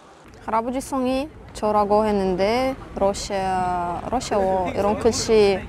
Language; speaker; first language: Korean; non-native, learner; Russian